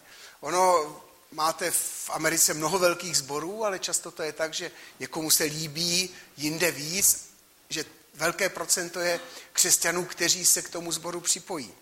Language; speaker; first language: Czech; native; Czech